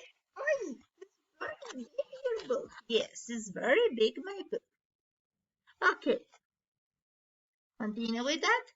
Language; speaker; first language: English; non-native, learner; Spanish